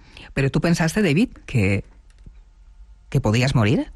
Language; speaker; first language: Spanish; native; Spanish